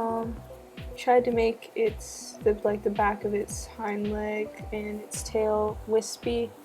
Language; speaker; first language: English; native; English